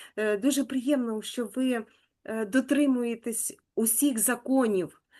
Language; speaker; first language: Ukrainian; native; Ukrainian